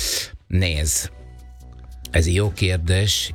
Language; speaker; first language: Hungarian; non-native, fluent; Italian